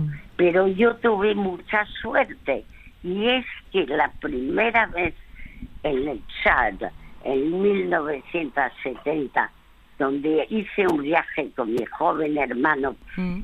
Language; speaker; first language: Spanish; early bilingual, other home language; French